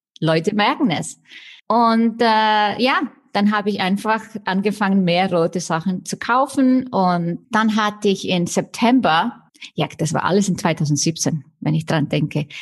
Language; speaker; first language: German; non-native, fluent; Icelandic